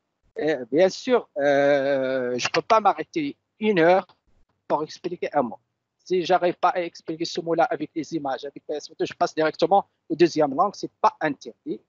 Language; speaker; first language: French; non-native, local second language; Arabic